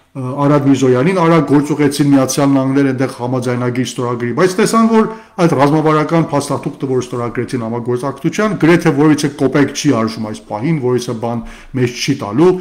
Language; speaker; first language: Armenian; early bilingual, heritage; Armenian